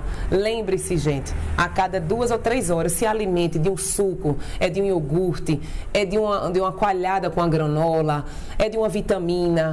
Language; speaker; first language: Portuguese; native; Portuguese